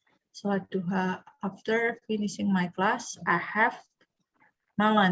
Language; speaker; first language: English; non-native, fluent; Indonesian